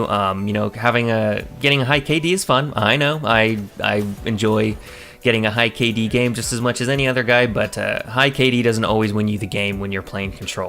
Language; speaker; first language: English; native; English